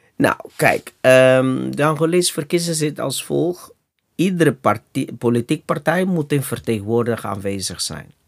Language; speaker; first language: Dutch; non-native, fluent; Portuguese